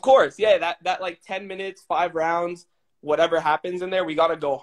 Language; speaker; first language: English; native; English